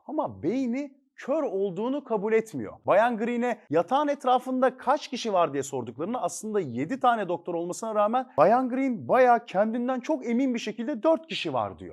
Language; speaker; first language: Turkish; native; Turkish